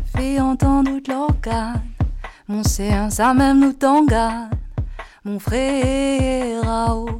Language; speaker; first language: French; native; French